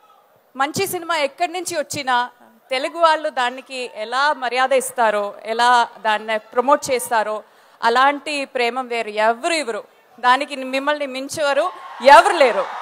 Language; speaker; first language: Telugu; non-native, fluent; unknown